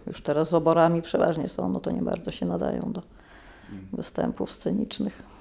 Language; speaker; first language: Polish; non-native, local second language; Lithuanian